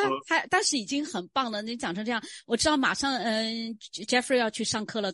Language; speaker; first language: Chinese; native; Chinese